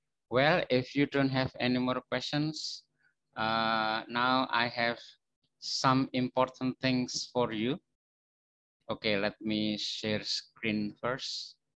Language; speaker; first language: English; non-native, fluent; Javanese